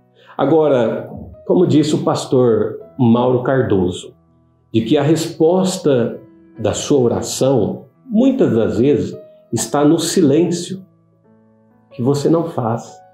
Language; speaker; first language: Portuguese; native; Portuguese